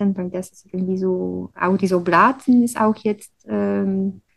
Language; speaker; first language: German; non-native, fluent; Polish